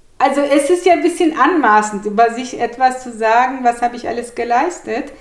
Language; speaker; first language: German; early bilingual, other home language; Turkish